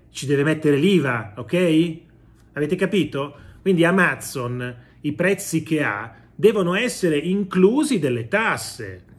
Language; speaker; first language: Italian; native; Italian